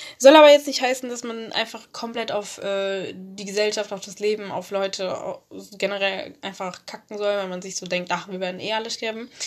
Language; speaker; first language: German; early bilingual, other home language; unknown